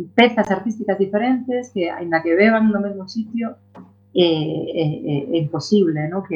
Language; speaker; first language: Galician; non-native, local second language; Spanish